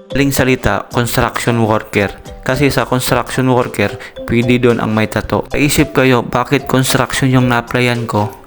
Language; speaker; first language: Filipino; native; Filipino